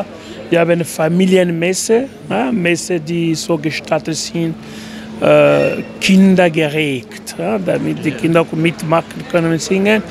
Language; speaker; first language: German; non-native, fluent; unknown